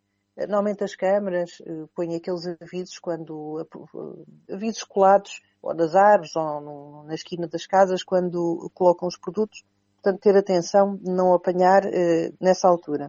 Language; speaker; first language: Portuguese; native; Portuguese